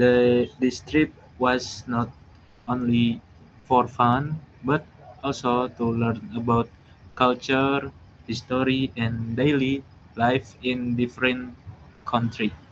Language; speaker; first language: English; non-native, learner; Indonesian